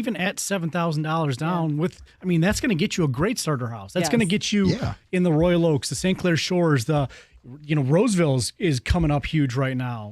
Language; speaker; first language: English; native; English